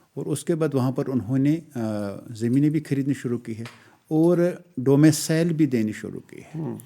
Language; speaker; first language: Urdu; non-native, local second language; Kashmiri